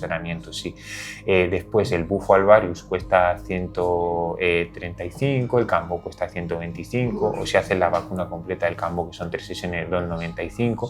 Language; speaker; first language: Spanish; native; Spanish